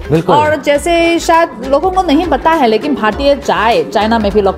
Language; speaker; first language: Hindi; non-native, fluent; Chinese